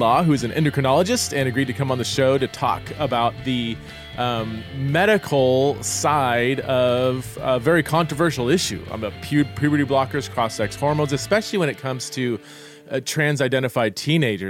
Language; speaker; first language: English; native; English